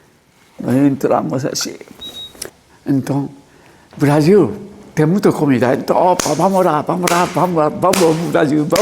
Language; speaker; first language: Portuguese; non-native, learner; Japanese